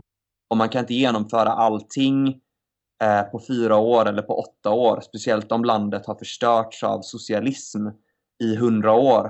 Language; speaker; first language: Swedish; native; Swedish